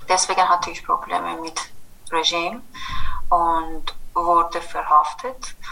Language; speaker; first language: German; non-native, fluent; Kurdish